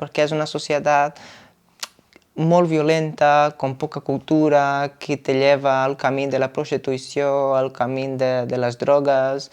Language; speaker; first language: Catalan; non-native, fluent; Portuguese